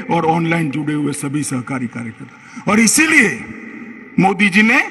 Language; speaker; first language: Hindi; non-native, local second language; Gujarati